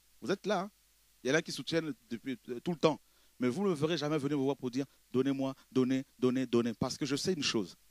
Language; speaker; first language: French; non-native, local second language; Lingala